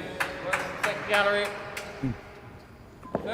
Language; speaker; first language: English; native; English